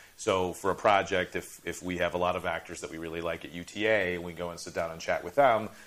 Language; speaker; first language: English; native; English